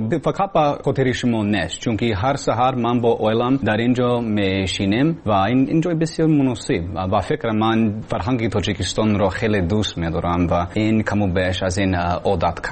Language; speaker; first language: Persian; non-native, learner; English